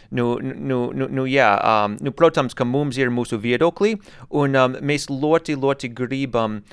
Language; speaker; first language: Latvian; non-native, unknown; English